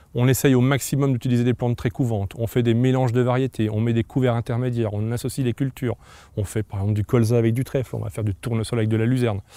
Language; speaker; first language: French; native; French